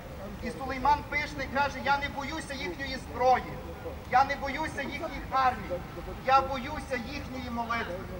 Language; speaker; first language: Ukrainian; native; Ukrainian